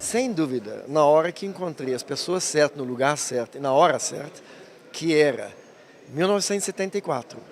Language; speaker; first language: Portuguese; non-native, fluent; German